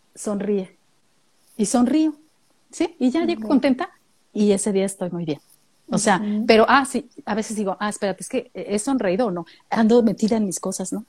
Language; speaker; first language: Spanish; native; Spanish